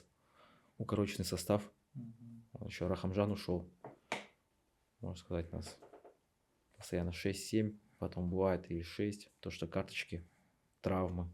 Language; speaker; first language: Russian; native; Russian